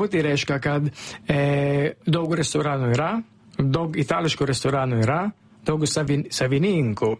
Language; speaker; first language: Lithuanian; non-native, learner; Italian